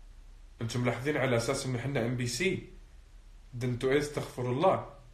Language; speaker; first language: Arabic; native; Arabic